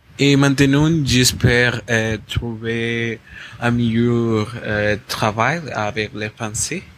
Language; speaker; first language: French; non-native, learner; Spanish